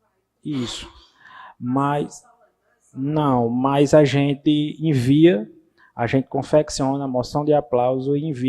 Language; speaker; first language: Portuguese; native; Portuguese